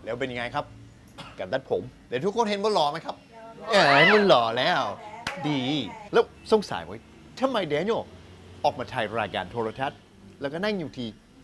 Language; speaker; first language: Thai; non-native, fluent; English